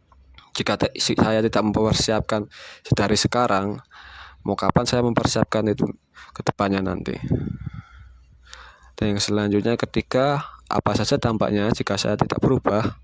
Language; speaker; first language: Indonesian; native; Indonesian